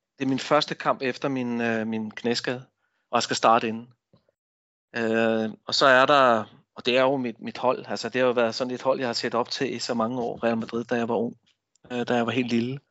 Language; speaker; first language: Danish; native; Danish